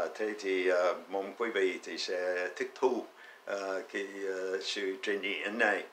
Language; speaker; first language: Vietnamese; non-native, fluent; English